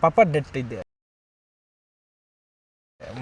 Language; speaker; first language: Kannada; non-native, learner; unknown